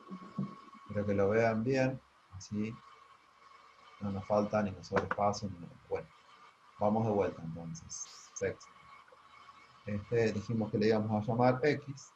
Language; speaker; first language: Spanish; native; Spanish